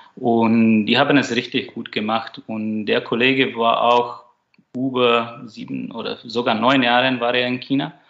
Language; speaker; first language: German; non-native, fluent; Slovak